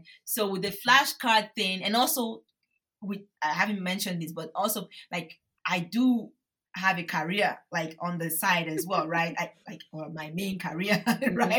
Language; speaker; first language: English; non-native, local second language; Bini